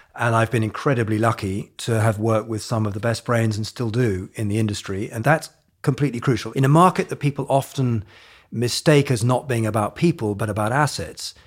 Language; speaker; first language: English; native; English